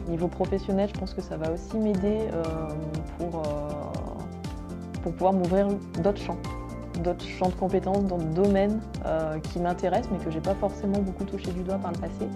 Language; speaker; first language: French; native; French